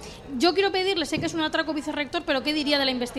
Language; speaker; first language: Spanish; native; Spanish